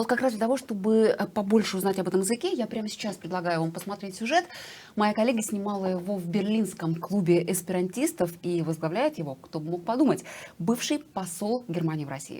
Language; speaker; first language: Russian; native; Russian